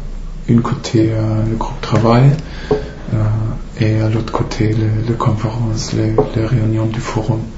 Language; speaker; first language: French; non-native, fluent; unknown